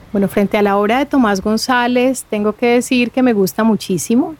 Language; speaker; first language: Spanish; native; Spanish